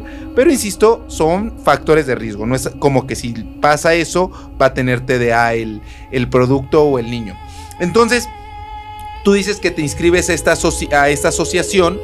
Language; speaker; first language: Spanish; native; Spanish